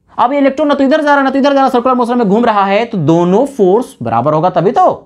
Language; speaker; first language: Hindi; native; Hindi